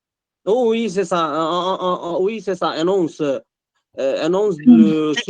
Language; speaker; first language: French; non-native, learner; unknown